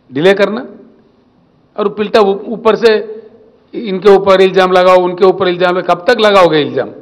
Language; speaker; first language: Hindi; non-native, local second language; Telugu